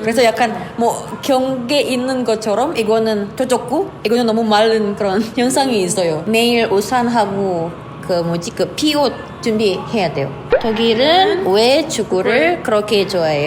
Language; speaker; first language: Korean; non-native, fluent; Indonesian